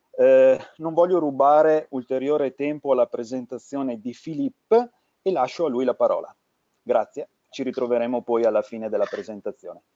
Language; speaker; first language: Italian; native; Italian